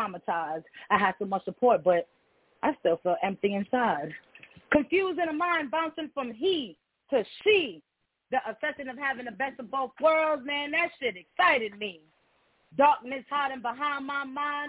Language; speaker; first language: English; early bilingual, other home language; Spanish